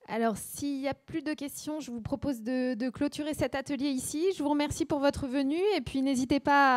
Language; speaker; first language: French; native; French